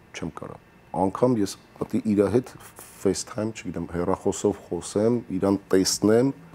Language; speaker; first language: Armenian; early bilingual, heritage; Armenian